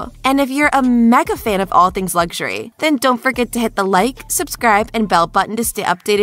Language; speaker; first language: English; native; English